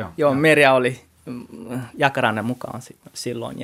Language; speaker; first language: Finnish; non-native, learner; Tswana